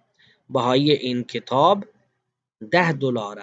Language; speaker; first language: Persian; non-native, fluent; Urdu